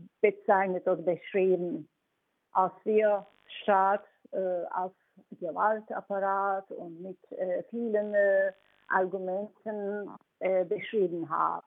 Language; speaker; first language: German; non-native, fluent; Turkish